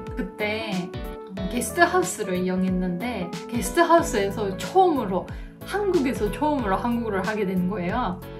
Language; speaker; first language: Korean; non-native, fluent; Japanese